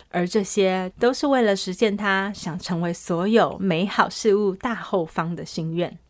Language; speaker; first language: Chinese; native; Chinese